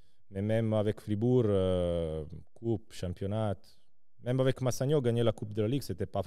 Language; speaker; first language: French; non-native, local second language; Serbian